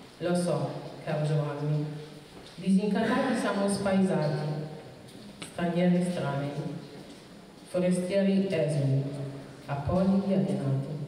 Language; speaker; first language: Italian; early bilingual, other home language; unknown